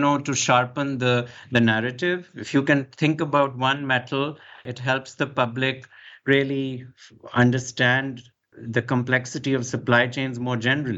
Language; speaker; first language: English; non-native, local second language; Urdu